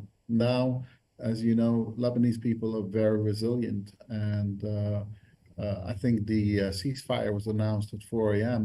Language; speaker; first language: English; non-native, fluent; Arabic